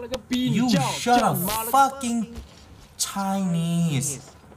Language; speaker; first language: English; non-native, learner; Korean